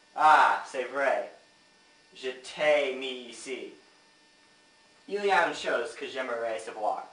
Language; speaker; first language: French; non-native, learner; English